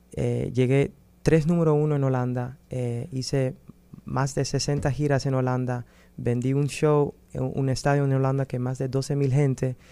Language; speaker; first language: Spanish; early bilingual, other home language; Dutch